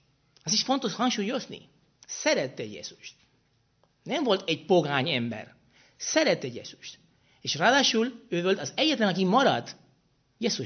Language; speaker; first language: Hungarian; non-native, fluent; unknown